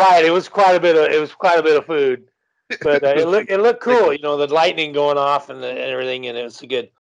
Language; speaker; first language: English; native; English